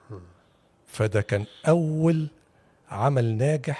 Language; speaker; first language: Arabic; native; Arabic